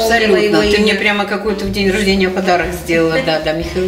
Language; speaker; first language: Russian; native; Russian